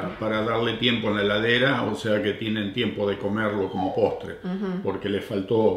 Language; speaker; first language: Spanish; native; Spanish